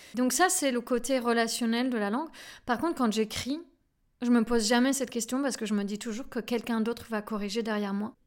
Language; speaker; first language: French; native; French